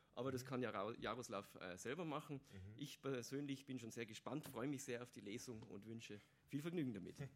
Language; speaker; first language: German; native; German